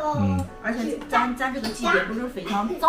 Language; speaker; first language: Chinese; native; Chinese